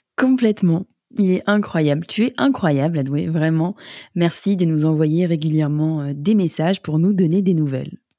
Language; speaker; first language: French; native; French